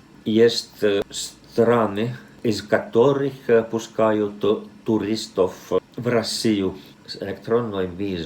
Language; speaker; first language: Russian; non-native, fluent; Finnish